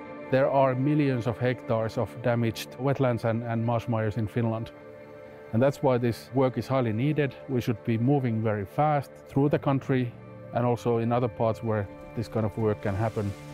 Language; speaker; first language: English; non-native, fluent; Finnish